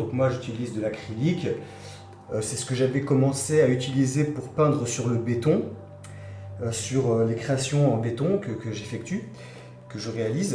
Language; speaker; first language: French; native; French